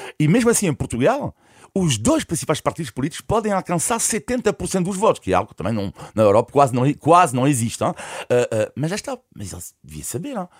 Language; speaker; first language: Portuguese; non-native, fluent; French